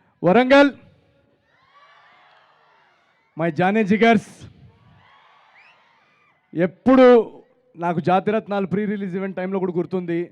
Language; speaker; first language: Telugu; native; Telugu